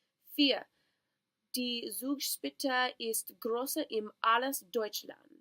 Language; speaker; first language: German; non-native, learner; English